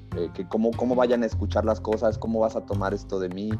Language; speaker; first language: Spanish; native; Spanish